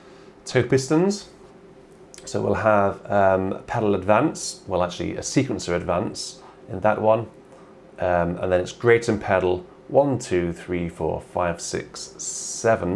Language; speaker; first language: English; native; English